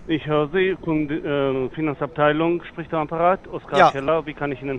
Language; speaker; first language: German; non-native, fluent; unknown